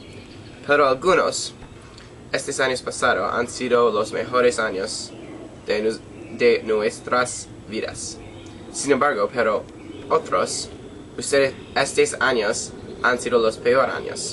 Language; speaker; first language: Spanish; non-native, learner; English